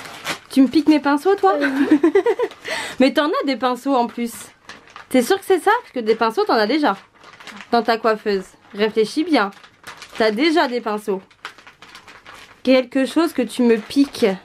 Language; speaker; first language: French; native; French